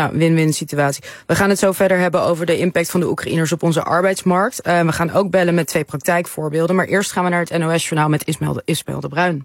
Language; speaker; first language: Dutch; native; Dutch